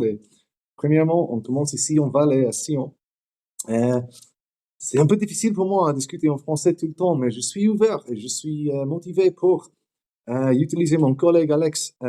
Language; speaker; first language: French; non-native, learner; English